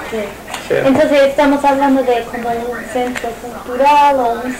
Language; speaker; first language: Spanish; non-native, fluent; English